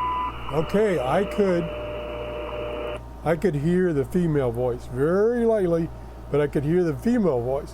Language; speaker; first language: English; native; English